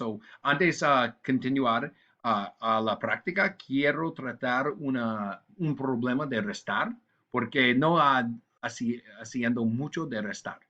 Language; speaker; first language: Spanish; non-native, learner; English